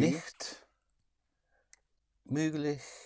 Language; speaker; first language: German; non-native, learner; English